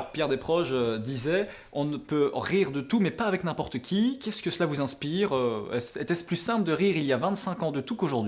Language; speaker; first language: French; native; French